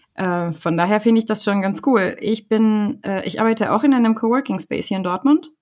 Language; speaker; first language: German; non-native, fluent; Spanish